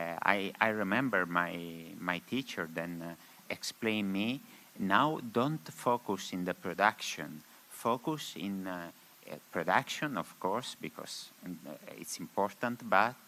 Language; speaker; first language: English; non-native, learner; Spanish